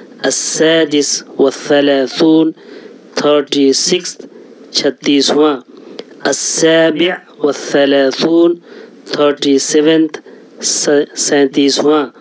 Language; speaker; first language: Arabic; non-native, fluent; Urdu